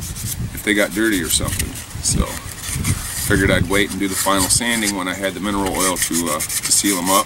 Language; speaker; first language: English; native; English